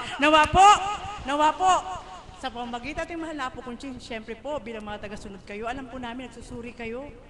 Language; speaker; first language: Filipino; non-native, local second language; Cebuano